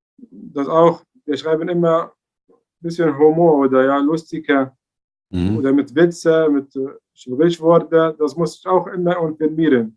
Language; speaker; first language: German; non-native, learner; Arabic